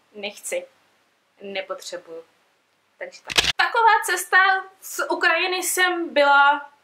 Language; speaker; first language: Czech; early bilingual, other home language; Russian